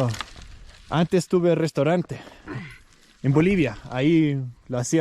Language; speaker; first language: Spanish; non-native, learner; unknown